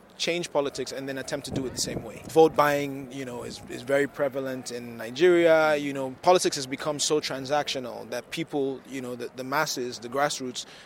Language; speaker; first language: English; non-native, local second language; Yoruba